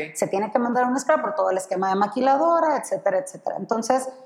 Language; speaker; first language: Spanish; native; Spanish